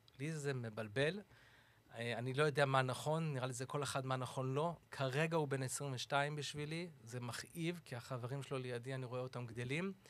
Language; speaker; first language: Hebrew; early bilingual, other home language; English